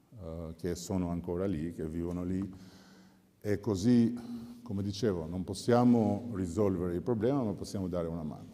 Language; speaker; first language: Italian; non-native, fluent; Albanian